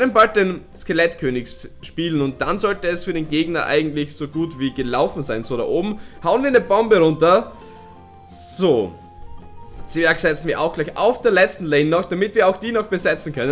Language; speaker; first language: German; native; German